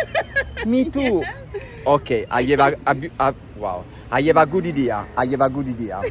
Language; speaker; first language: English; non-native, learner; Italian